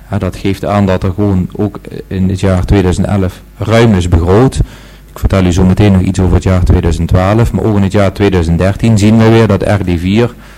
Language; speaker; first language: Dutch; native; Dutch